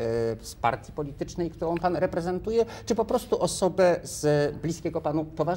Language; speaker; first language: Polish; native; Polish